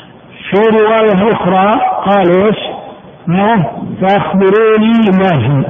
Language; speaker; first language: Arabic; native; Arabic